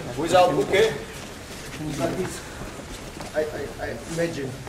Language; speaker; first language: English; non-native, learner; German